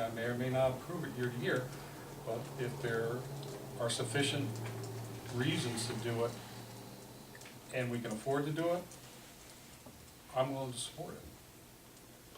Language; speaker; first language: English; native; English